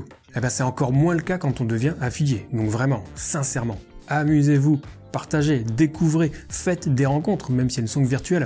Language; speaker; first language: French; native; French